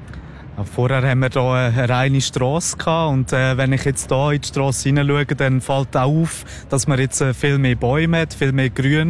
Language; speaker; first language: German; native; German